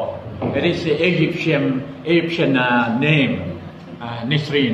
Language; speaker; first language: English; non-native, learner; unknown